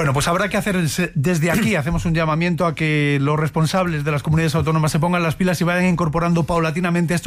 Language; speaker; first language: Spanish; native; Spanish